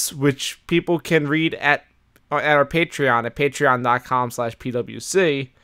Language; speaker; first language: English; native; English